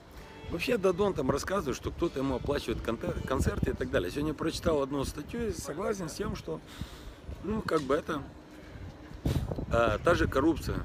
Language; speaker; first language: Russian; native; Russian